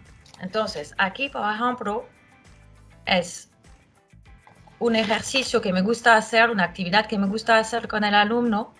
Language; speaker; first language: Spanish; non-native, fluent; French